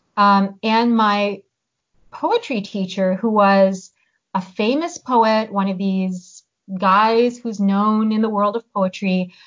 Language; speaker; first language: English; early bilingual, other home language; Hungarian